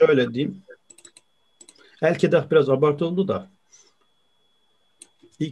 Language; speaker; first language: Turkish; native; Turkish